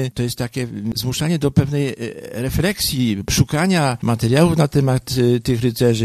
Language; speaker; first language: Polish; native; Polish